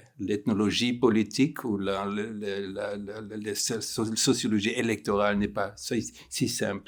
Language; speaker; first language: French; non-native, fluent; German